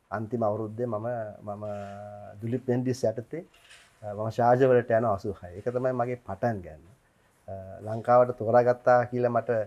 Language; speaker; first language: Sinhala; native; Sinhala